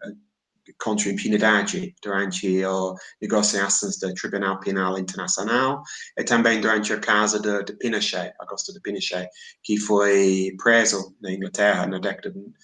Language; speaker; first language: Portuguese; non-native, fluent; English